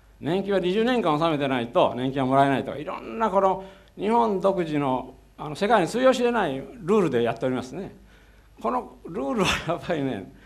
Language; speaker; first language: Japanese; native; Japanese